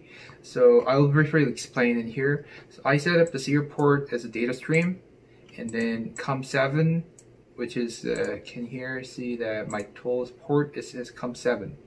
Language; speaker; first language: English; non-native, fluent; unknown